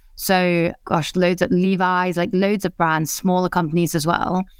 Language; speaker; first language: English; native; English